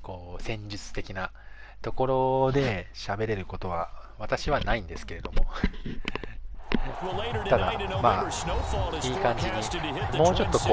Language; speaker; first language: Japanese; native; Japanese